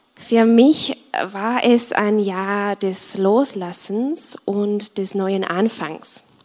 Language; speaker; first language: German; non-native, fluent; Czech